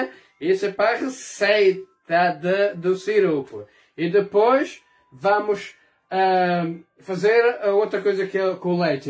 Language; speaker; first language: Portuguese; non-native, fluent; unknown